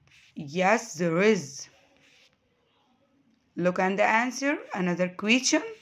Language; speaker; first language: English; non-native, fluent; Arabic